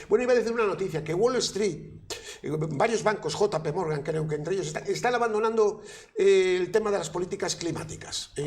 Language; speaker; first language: Spanish; native; Spanish